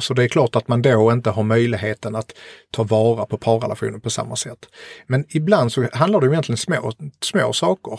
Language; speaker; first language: Swedish; native; Swedish